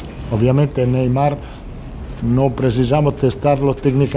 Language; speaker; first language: Portuguese; non-native, learner; Italian